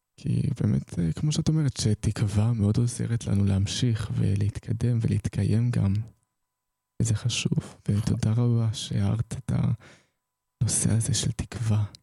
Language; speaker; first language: Hebrew; native; Hebrew